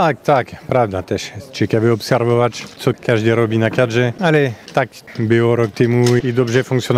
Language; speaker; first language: Polish; non-native, fluent; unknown